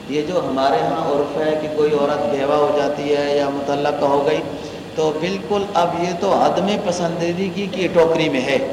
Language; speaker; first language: Urdu; native; Urdu